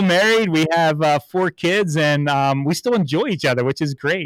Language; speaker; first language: English; native; English